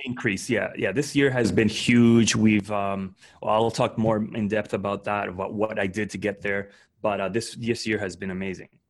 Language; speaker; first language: English; early bilingual, other home language; Spanish